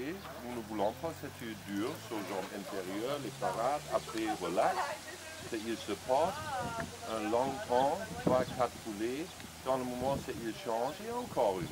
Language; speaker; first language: French; non-native, learner; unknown